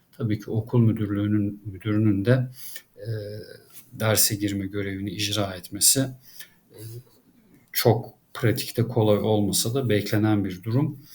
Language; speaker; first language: Turkish; native; Turkish